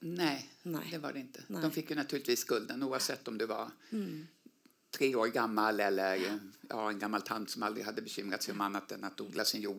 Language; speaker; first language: Swedish; native; Swedish